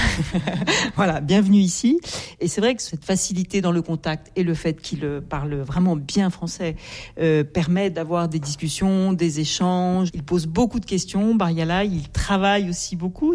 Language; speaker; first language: French; native; French